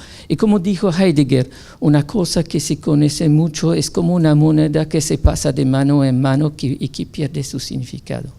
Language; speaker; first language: Spanish; non-native, fluent; French